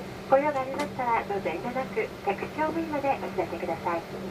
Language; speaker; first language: Japanese; native; Japanese